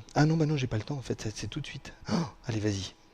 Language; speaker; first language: French; native; French